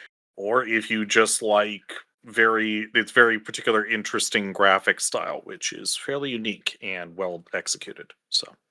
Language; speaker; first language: English; native; English